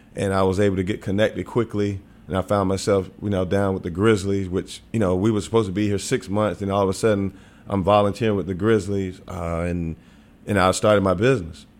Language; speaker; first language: English; native; English